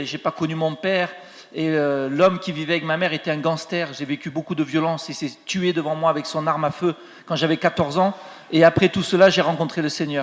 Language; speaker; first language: French; native; French